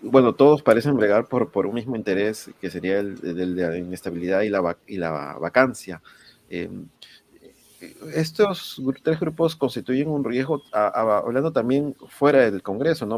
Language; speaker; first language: Spanish; native; Spanish